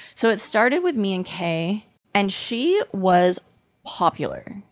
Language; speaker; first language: English; native; English